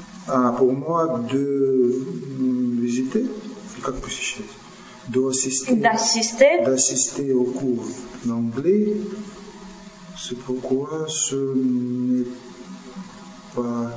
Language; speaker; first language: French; non-native, learner; Russian